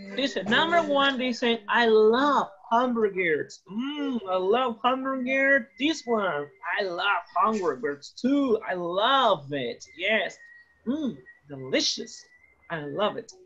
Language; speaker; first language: English; non-native, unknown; Spanish